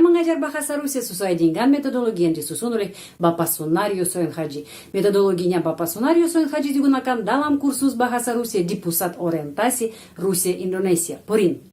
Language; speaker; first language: Indonesian; non-native, fluent; Russian